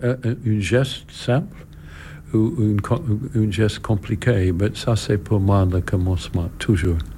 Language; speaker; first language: French; non-native, learner; English